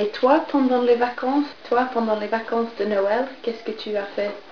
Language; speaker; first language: French; non-native, fluent; English